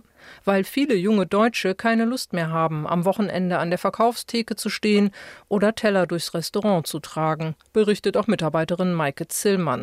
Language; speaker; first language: German; native; German